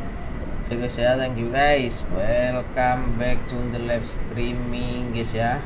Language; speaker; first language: English; non-native, local second language; Indonesian